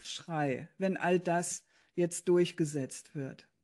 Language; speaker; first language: German; native; German